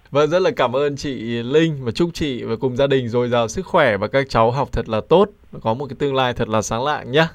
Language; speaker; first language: Vietnamese; native; Vietnamese